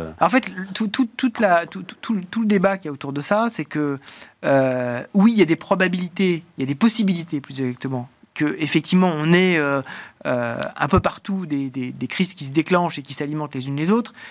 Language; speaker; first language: French; native; French